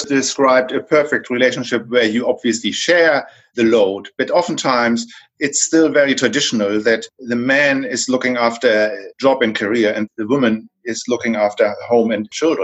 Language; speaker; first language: English; non-native, fluent; German